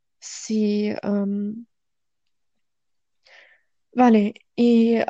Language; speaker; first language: Spanish; non-native, learner; German